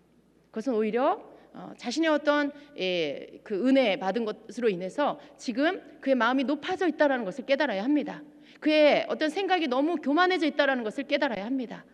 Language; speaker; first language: Korean; native; Korean